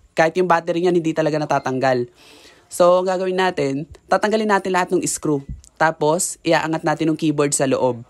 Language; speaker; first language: Filipino; native; Filipino